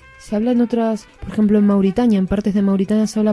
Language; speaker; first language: Spanish; native; Spanish